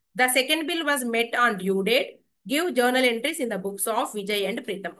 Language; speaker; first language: English; non-native, local second language; Telugu